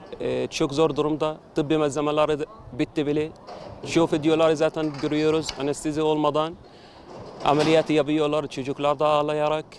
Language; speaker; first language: Turkish; non-native, fluent; Arabic